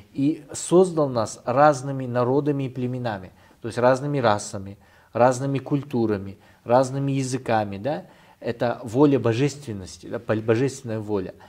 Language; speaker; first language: Russian; non-native, local second language; Kyrgyz